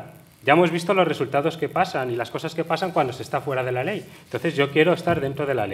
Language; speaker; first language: Spanish; native; Spanish